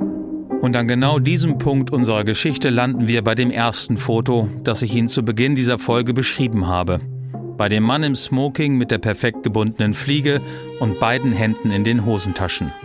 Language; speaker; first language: German; native; German